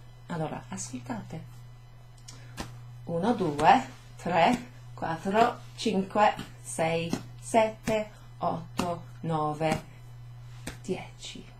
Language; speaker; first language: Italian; non-native, fluent; English